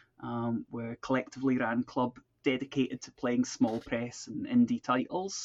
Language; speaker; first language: English; native; English